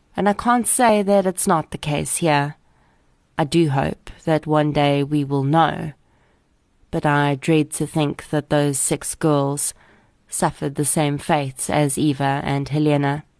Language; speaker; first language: English; native; English